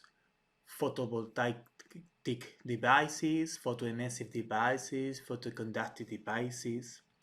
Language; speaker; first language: English; non-native, fluent; Spanish